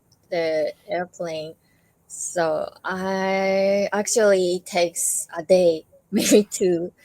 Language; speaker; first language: English; non-native, learner; Japanese